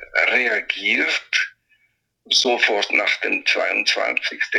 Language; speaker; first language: German; non-native, fluent; Italian